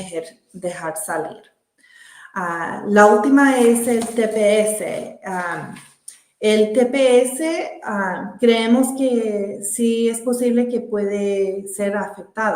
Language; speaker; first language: Spanish; early bilingual, heritage; Spanish